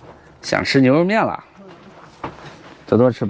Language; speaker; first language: Chinese; native; Chinese